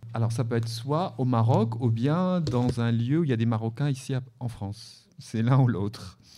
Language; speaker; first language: French; non-native, local second language; Arabic